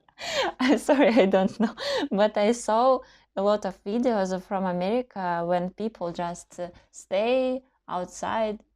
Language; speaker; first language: English; non-native, learner; Russian